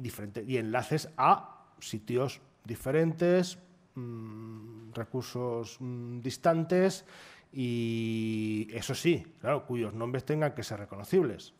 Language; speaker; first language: Spanish; native; Spanish